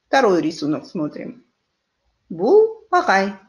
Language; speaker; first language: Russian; non-native, local second language; Kyrgyz